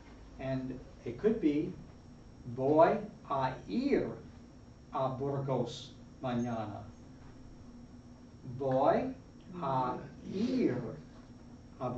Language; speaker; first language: Spanish; non-native, fluent; English